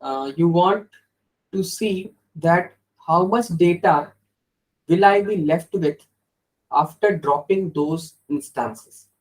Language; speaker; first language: English; non-native, local second language; Hindi